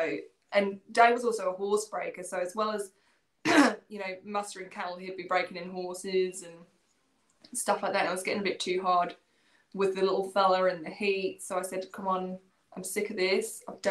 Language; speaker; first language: English; native; English